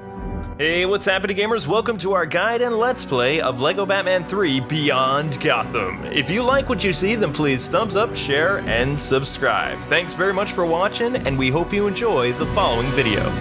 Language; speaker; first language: English; native; English